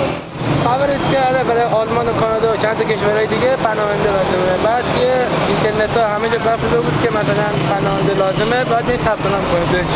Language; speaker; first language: Persian; native; Persian